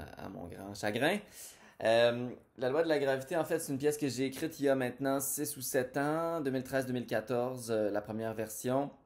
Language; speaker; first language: French; native; French